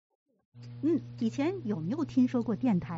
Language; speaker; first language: Chinese; native; Chinese